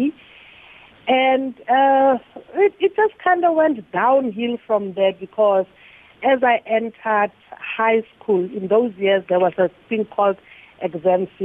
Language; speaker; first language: English; non-native, local second language; Tswana